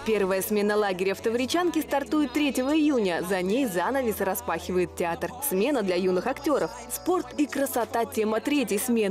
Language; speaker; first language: Russian; native; Russian